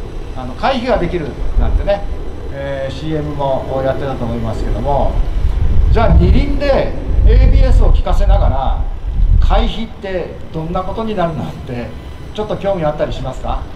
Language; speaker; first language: Japanese; native; Japanese